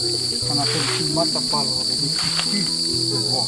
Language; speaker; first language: French; non-native, fluent; Spanish